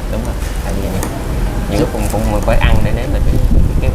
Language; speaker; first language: Vietnamese; native; Vietnamese